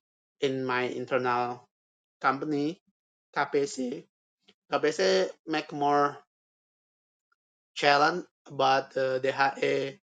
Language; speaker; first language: English; non-native, learner; Indonesian